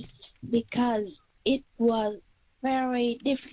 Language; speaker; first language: English; non-native, learner; Vietnamese